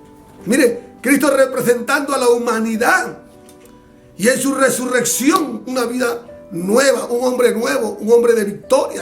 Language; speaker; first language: Spanish; native; Spanish